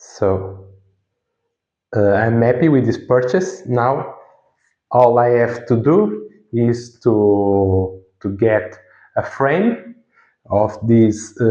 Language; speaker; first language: English; non-native, fluent; Portuguese